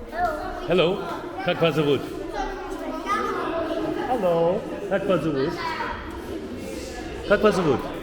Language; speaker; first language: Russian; non-native, learner; English